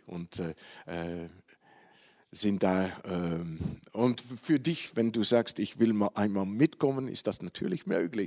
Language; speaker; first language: German; non-native, learner; Dutch